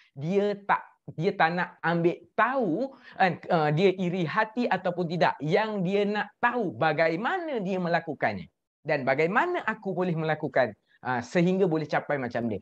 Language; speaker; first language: Malay; native; Malay